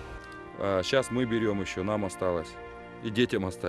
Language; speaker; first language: Russian; native; Russian